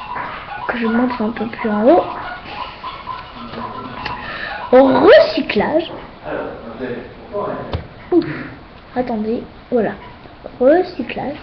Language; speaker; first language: French; native; French